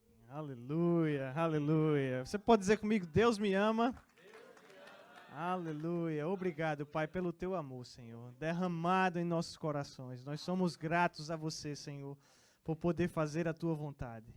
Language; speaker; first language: Portuguese; native; Portuguese